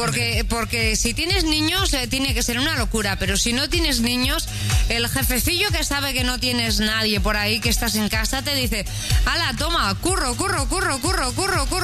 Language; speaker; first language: Spanish; native; Spanish